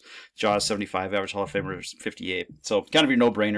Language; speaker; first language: English; native; English